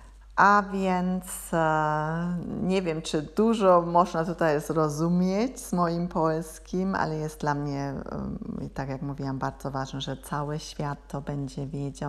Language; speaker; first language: Polish; non-native, learner; German